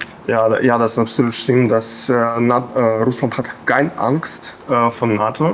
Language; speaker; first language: German; non-native, fluent; Ukrainian